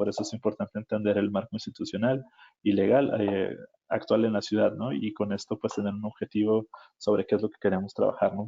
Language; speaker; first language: Spanish; native; Spanish